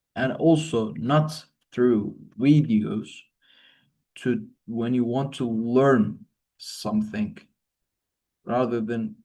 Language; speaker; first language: English; non-native, fluent; Turkish